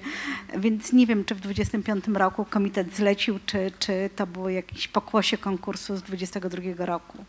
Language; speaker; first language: Polish; native; Polish